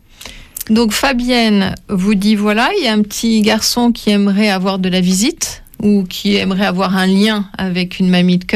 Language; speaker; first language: French; native; French